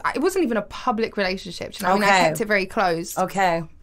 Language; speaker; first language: English; native; English